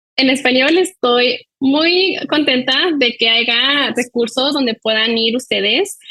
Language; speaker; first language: Spanish; early bilingual, heritage; Spanish